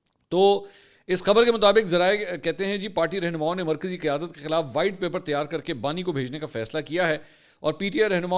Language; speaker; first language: Urdu; native; Urdu